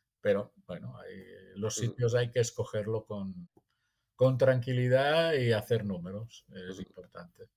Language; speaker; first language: Spanish; non-native, fluent; Italian